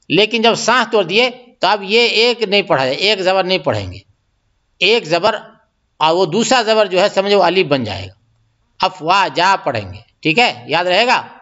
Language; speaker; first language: Urdu; native; Urdu